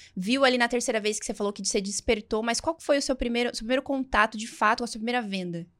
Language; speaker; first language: Portuguese; native; Portuguese